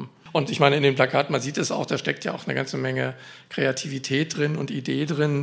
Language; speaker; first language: German; native; German